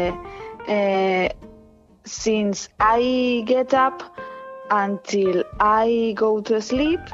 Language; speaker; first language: English; non-native, learner; Spanish